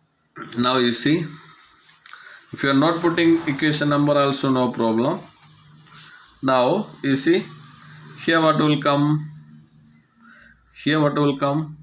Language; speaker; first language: English; non-native, local second language; Tamil